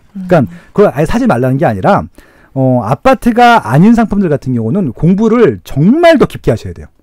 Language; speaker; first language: Korean; native; Korean